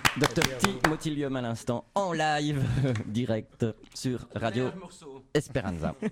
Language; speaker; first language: French; native; French